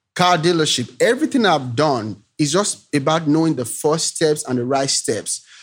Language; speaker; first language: English; non-native, local second language; Yoruba